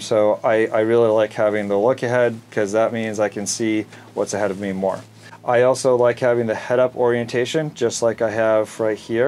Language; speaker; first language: English; native; English